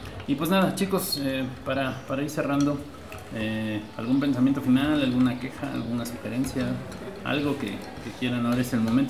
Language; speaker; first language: Spanish; native; Spanish